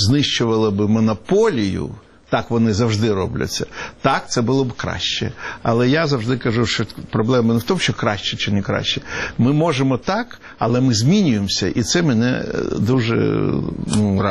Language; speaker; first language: Ukrainian; non-native, local second language; Russian